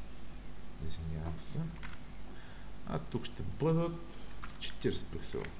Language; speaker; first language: Bulgarian; native; Bulgarian